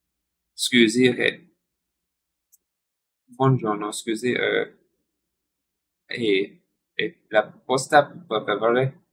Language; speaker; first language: Italian; non-native, learner; English